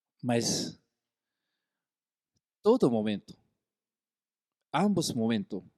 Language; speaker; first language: Portuguese; non-native, fluent; Korean